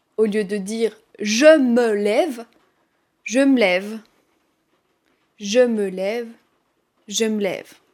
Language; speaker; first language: French; native; French